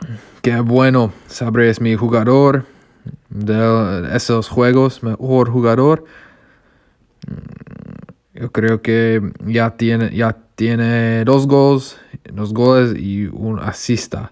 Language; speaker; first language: Spanish; non-native, learner; English